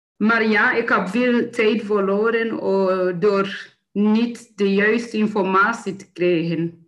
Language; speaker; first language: Dutch; non-native, fluent; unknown